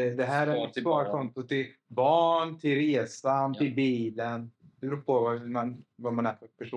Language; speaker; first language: Swedish; native; Swedish